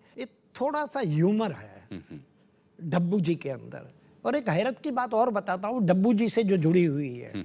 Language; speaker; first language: Hindi; non-native, local second language; Gujarati